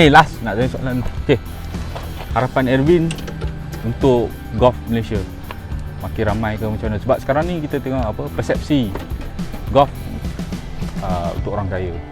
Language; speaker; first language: Malay; native; Malay